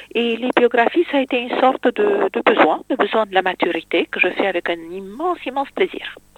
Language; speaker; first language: French; non-native, fluent; Romanian